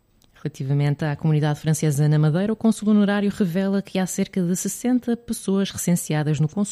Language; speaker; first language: Portuguese; native; Portuguese